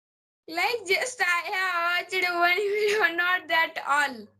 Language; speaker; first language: English; non-native, learner; Marathi